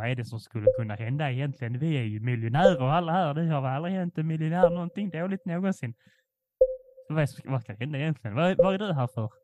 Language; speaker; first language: Swedish; native; Swedish